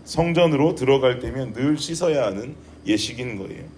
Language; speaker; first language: Korean; native; Korean